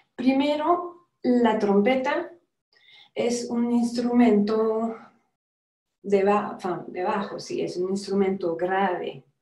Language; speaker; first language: Spanish; non-native, fluent; French